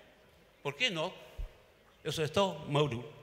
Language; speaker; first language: Spanish; non-native, local second language; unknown